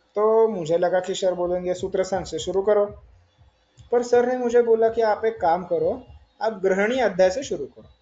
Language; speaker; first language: Hindi; non-native, local second language; Marathi